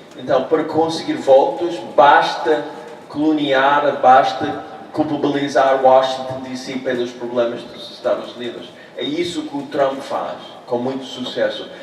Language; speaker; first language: Portuguese; non-native, fluent; English